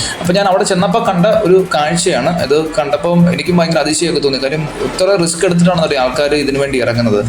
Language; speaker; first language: Malayalam; native; Malayalam